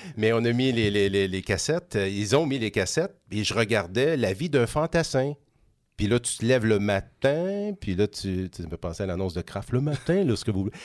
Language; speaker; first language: French; native; French